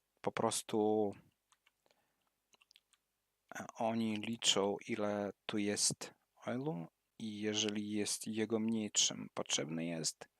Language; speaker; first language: Polish; non-native, learner; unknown